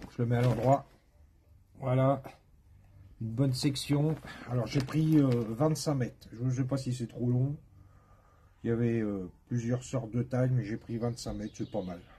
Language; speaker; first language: French; native; French